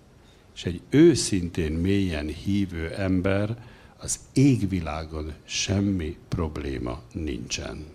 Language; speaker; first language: Hungarian; native; Hungarian